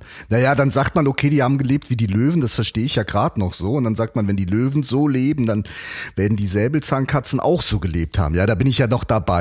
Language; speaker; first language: German; native; German